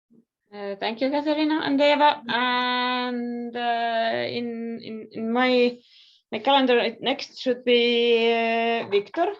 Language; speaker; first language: English; non-native, fluent; Estonian